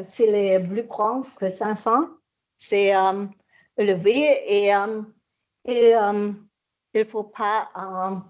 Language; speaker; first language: French; non-native, fluent; German